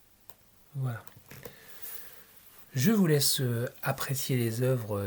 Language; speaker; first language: French; native; French